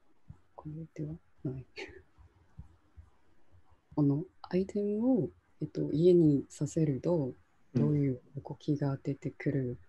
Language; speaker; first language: Japanese; non-native, local second language; Chinese